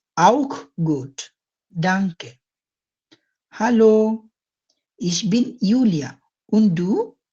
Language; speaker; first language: German; non-native, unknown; Bangla